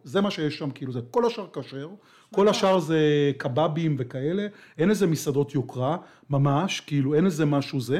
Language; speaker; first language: Hebrew; native; Hebrew